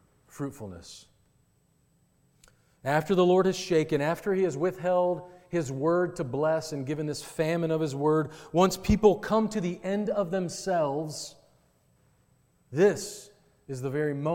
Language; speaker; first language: English; native; English